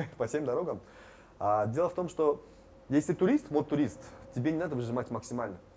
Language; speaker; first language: Russian; non-native, local second language; Tajik